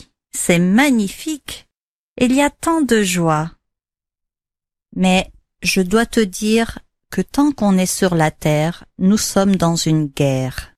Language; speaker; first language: French; native; French